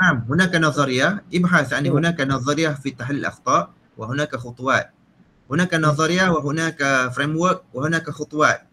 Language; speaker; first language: Arabic; non-native, fluent; Malay